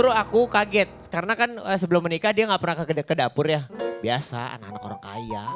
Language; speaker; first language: Indonesian; native; Indonesian